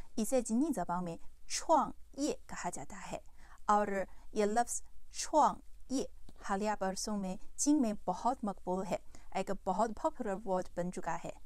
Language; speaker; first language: Urdu; non-native, fluent; Chinese